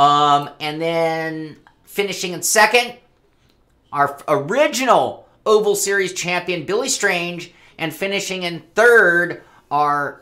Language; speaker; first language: English; native; English